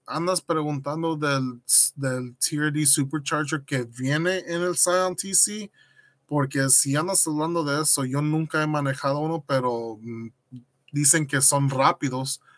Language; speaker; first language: Spanish; early bilingual, other home language; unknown